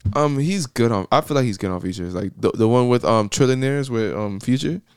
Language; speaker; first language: English; early bilingual, other home language; Spanish